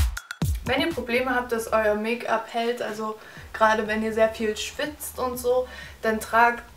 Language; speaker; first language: German; native; German